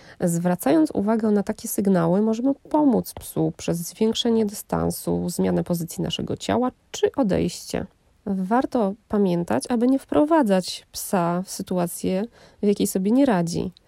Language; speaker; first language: Polish; native; Polish